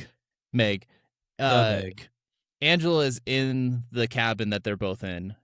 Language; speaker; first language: English; native; English